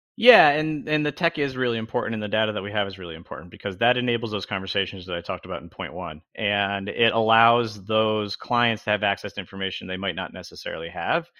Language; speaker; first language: English; native; English